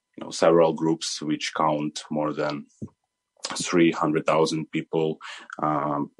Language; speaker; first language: English; non-native, fluent; Ukrainian